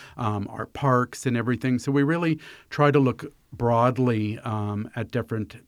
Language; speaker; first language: English; native; English